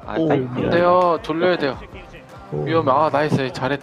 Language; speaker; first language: Korean; native; Korean